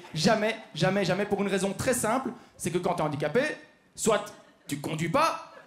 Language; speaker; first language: French; native; French